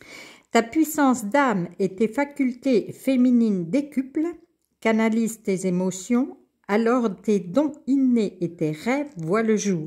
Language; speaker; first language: French; native; French